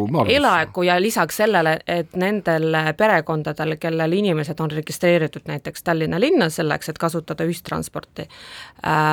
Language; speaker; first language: Estonian; non-native, local second language; Russian